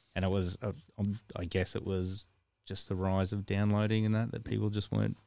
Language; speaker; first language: English; native; English